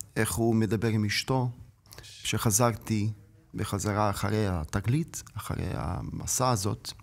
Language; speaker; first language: Hebrew; non-native, fluent; Ukrainian